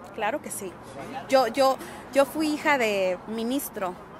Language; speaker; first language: Spanish; early bilingual, heritage; Spanish